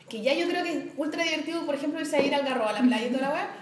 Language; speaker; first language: Spanish; native; Spanish